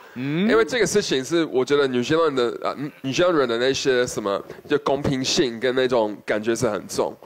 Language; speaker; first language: Chinese; non-native, fluent; English